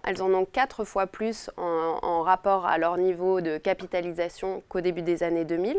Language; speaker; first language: French; native; French